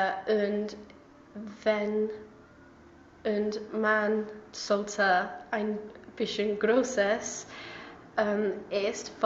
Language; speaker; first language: German; non-native, learner; English